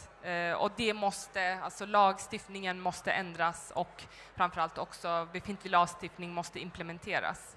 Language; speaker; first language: Swedish; early bilingual, other home language; Turkish